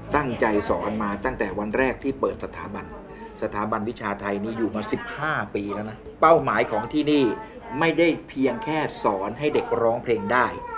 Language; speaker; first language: Thai; native; Thai